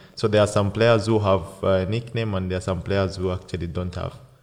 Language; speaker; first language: English; non-native, local second language; Bemba